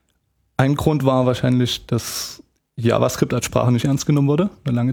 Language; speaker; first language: German; native; German